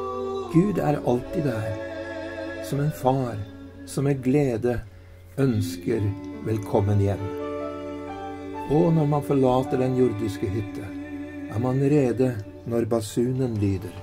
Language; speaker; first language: Norwegian; native; Norwegian